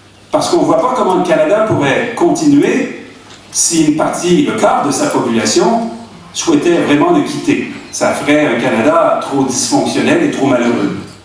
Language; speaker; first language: French; native; French